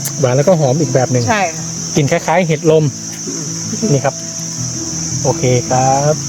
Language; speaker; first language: Thai; native; Thai